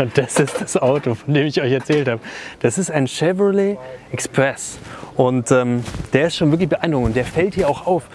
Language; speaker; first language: German; native; German